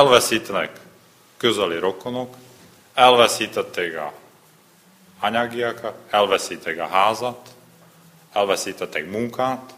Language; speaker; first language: Hungarian; non-native, learner; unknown